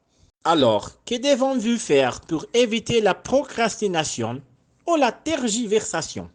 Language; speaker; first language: French; non-native, learner; Portuguese